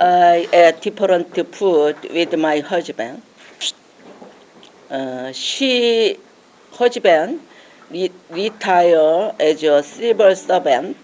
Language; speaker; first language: English; non-native, learner; Korean